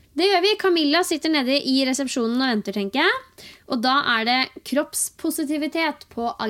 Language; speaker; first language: Norwegian; native; Norwegian